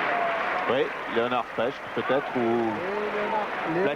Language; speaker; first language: French; native; French